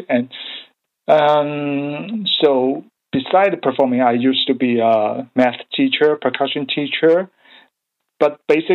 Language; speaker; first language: English; non-native, learner; Chinese